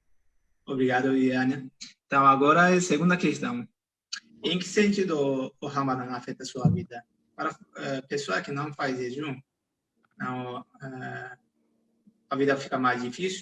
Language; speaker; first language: Portuguese; non-native, fluent; Turkish